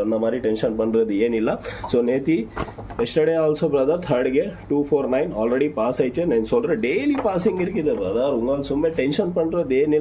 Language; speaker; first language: Tamil; non-native, learner; Kannada